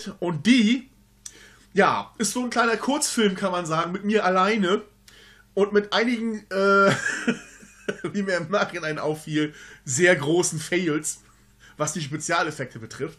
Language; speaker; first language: German; native; German